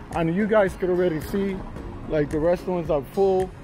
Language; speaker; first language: English; native; English